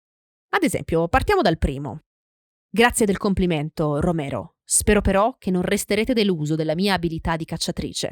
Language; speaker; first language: Italian; native; Italian